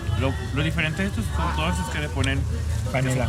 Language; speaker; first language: Spanish; native; Spanish